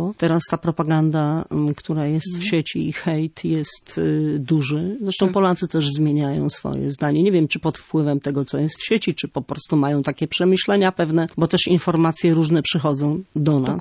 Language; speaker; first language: Polish; native; Polish